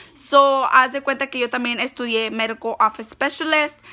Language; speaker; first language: Spanish; early bilingual, heritage; Spanish